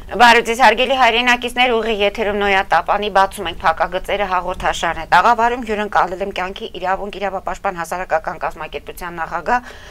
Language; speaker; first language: Armenian; native; Armenian